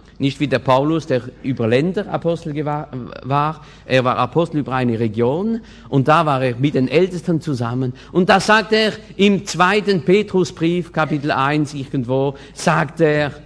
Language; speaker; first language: German; non-native, fluent; French